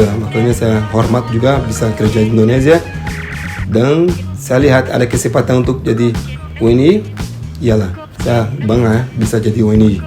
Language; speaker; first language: Indonesian; non-native, fluent; Portuguese